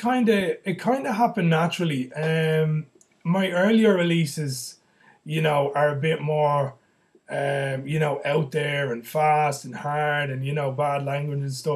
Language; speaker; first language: English; native; English